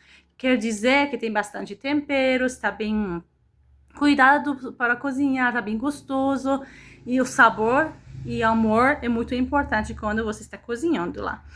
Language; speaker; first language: Portuguese; non-native, fluent; Persian